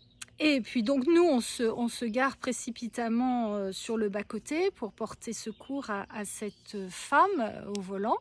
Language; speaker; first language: French; native; French